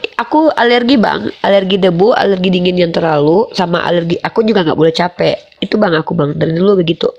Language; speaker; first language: Indonesian; native; Indonesian